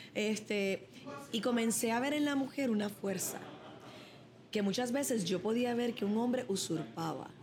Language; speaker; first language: Spanish; early bilingual, other home language; English